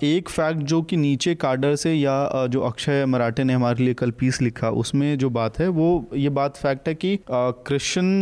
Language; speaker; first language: Hindi; native; Hindi